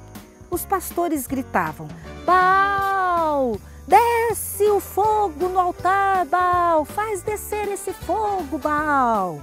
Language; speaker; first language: Portuguese; native; Portuguese